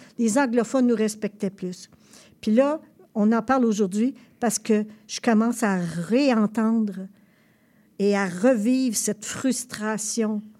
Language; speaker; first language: French; native; French